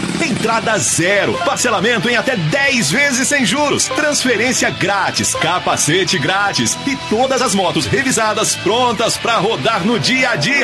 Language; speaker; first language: Portuguese; native; Portuguese